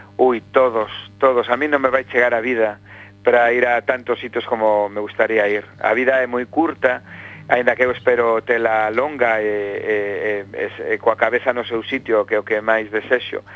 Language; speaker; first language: Galician; native; Galician